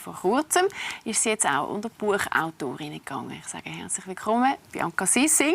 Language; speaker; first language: German; native; German